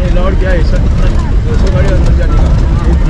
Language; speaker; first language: Hindi; non-native, local second language; Malayalam